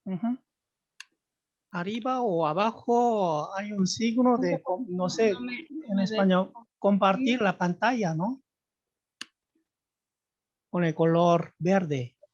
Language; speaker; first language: Spanish; non-native, fluent; Korean